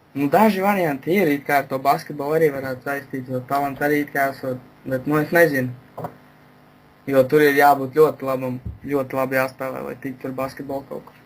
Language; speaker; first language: Latvian; native; Latvian